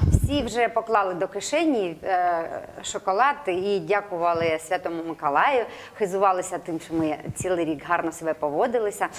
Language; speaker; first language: Ukrainian; non-native, local second language; Russian